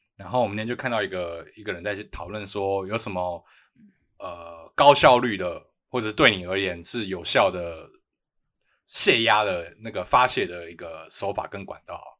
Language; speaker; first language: Chinese; native; Chinese